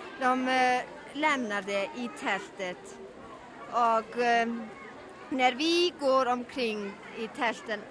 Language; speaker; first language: Swedish; non-native, learner; Icelandic